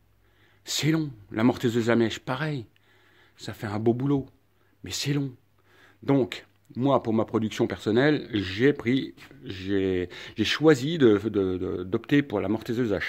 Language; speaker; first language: French; native; French